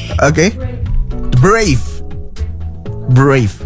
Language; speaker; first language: English; non-native, local second language; Indonesian